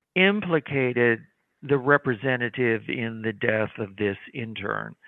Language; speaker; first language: English; native; English